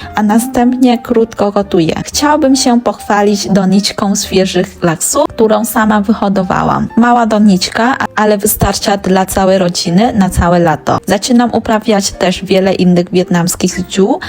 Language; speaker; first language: Polish; non-native, learner; Vietnamese